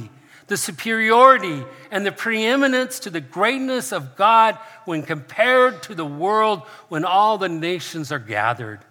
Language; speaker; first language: English; native; English